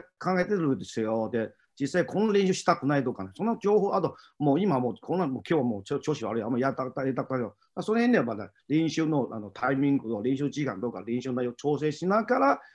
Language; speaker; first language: Japanese; non-native, fluent; Chinese